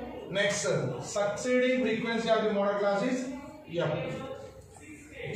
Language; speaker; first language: English; non-native, local second language; Telugu